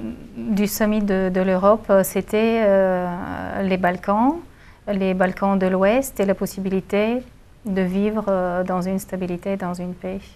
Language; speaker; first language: French; non-native, fluent; Bulgarian